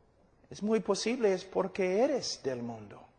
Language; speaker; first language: Spanish; non-native, fluent; English